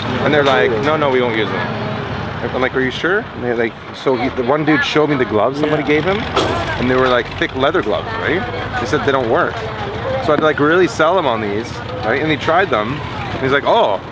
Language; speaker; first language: English; native; English